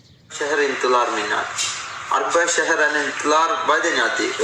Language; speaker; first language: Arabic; non-native, learner; Malayalam